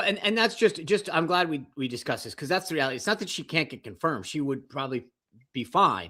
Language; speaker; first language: English; native; English